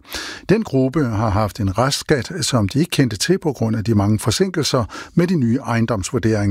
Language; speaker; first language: Danish; native; Danish